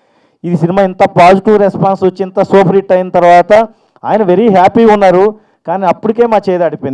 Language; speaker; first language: Telugu; native; Telugu